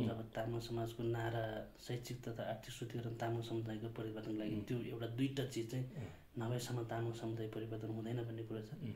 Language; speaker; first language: Nepali; non-native, local second language; Eastern Tamang